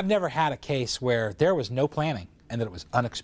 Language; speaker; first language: English; native; English